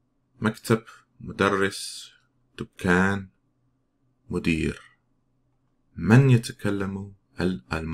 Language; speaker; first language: Arabic; non-native, fluent; Danish